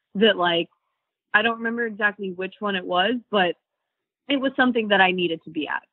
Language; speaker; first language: English; native; English